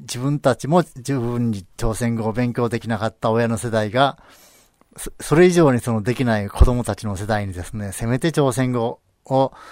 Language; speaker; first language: Japanese; native; Japanese